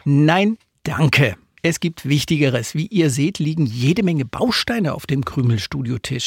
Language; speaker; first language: German; native; German